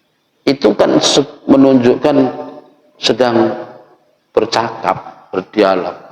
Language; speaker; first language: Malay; non-native, local second language; Javanese